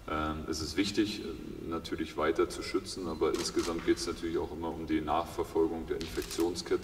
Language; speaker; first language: German; native; German